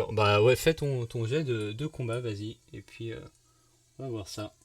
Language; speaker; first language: French; native; French